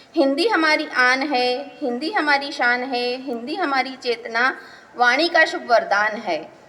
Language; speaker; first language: Hindi; native; Hindi